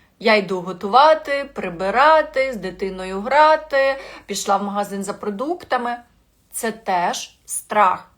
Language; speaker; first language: Ukrainian; non-native, local second language; Russian